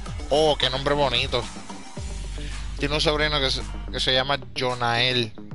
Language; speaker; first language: Spanish; early bilingual, heritage; Spanish